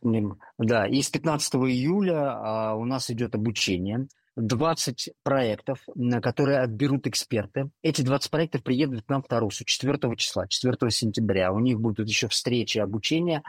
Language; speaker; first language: Russian; native; Russian